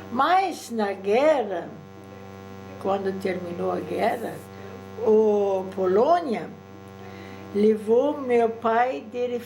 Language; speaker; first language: Portuguese; early bilingual, other home language; German